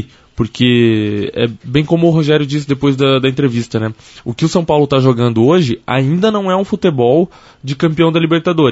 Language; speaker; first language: Portuguese; native; Portuguese